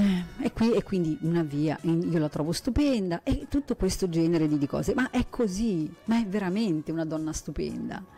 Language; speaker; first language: Italian; native; Italian